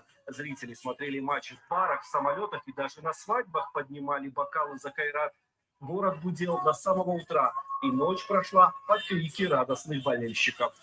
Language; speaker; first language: Russian; native; Russian